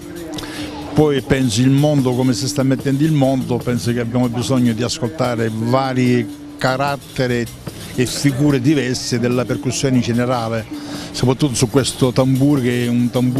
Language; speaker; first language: Italian; native; Italian